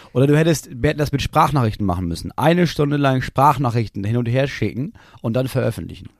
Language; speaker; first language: German; native; German